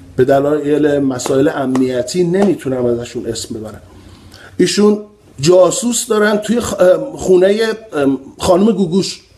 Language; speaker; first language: Persian; native; Persian